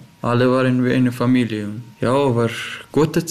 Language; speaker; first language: German; non-native, learner; Persian